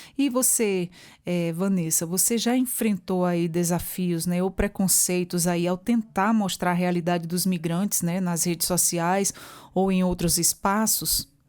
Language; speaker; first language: Portuguese; native; Portuguese